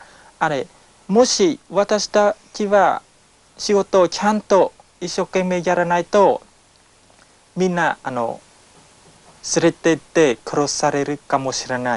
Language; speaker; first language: Japanese; non-native, learner; Khmer